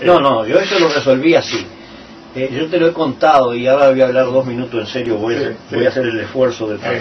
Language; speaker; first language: Spanish; native; Spanish